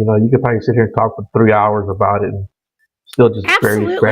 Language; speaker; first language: English; native; English